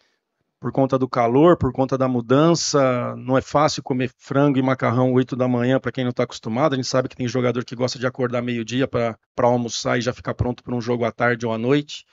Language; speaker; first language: Portuguese; native; Portuguese